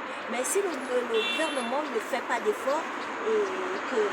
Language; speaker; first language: French; non-native, fluent; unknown